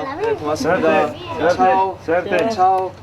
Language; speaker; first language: Spanish; non-native, learner; Korean